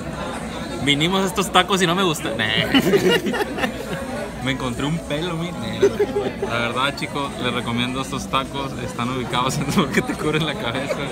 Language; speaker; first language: Spanish; native; Spanish